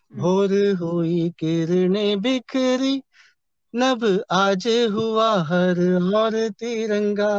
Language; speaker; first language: Hindi; native; Hindi